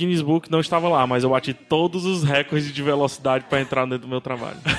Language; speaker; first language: Portuguese; native; Portuguese